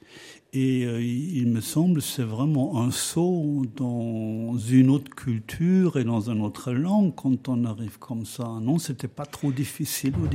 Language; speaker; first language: French; native; French